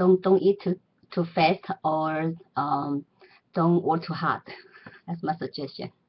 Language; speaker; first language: English; non-native, learner; Chinese